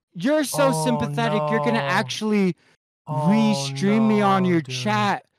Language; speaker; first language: English; native; English